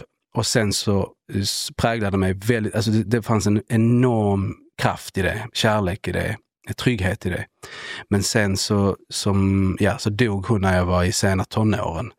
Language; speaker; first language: Swedish; native; Swedish